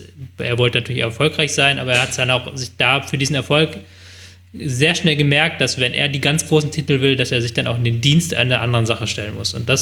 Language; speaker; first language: German; native; German